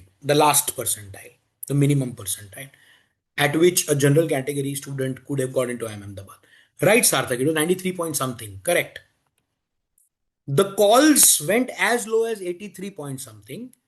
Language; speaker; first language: English; non-native, local second language; Hindi